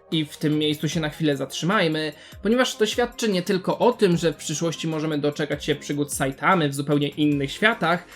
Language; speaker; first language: Polish; native; Polish